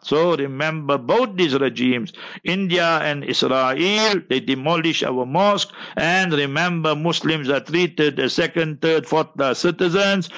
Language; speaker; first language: English; early bilingual, other home language; Urdu